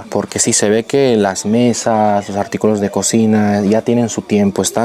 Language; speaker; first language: Spanish; native; Spanish